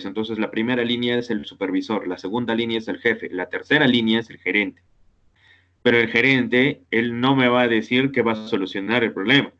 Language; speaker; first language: Spanish; native; Spanish